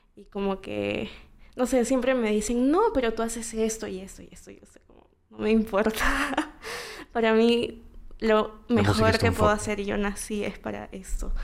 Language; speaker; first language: Spanish; native; Spanish